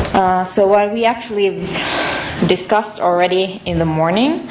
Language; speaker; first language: English; non-native, fluent; Finnish